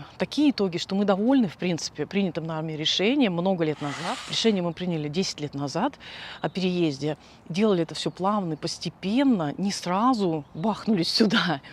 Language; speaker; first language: Russian; native; Russian